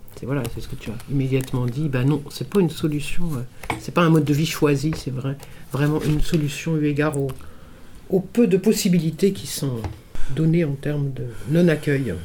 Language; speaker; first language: French; native; French